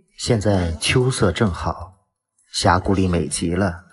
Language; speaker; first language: Chinese; native; Chinese